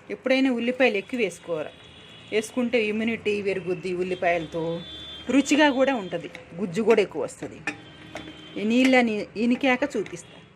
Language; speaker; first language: Telugu; non-native, local second language; Urdu